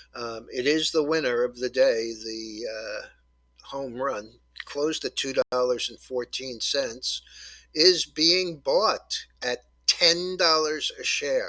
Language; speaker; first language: English; native; English